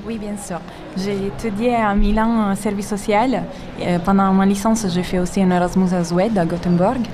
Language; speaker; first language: French; non-native, fluent; Italian